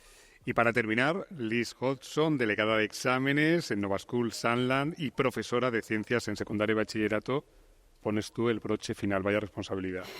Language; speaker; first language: Spanish; native; Spanish